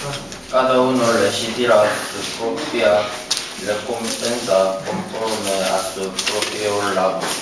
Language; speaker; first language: Spanish; non-native, learner; Korean